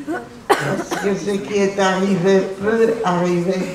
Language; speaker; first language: French; non-native, fluent; Polish